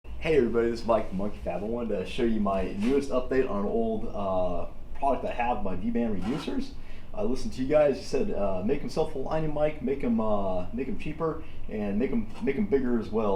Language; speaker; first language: English; native; English